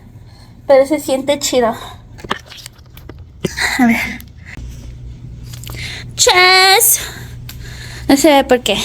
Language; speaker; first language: Spanish; early bilingual, heritage; Spanish